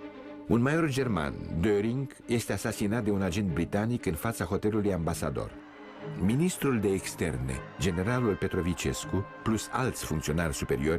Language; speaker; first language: Romanian; native; Romanian